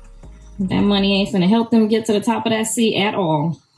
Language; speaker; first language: English; native; English